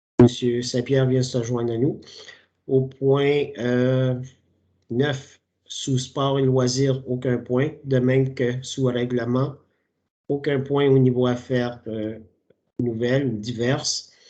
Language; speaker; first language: French; native; French